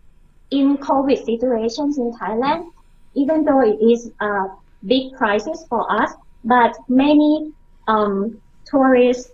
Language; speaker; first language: English; non-native, learner; Thai